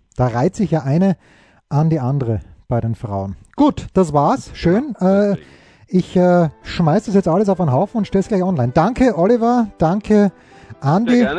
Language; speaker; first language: German; native; German